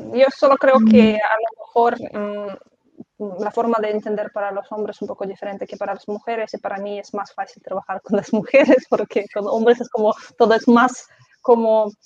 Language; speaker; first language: Spanish; non-native, fluent; Russian